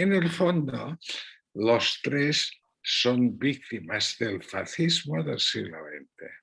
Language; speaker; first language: Spanish; non-native, local second language; Catalan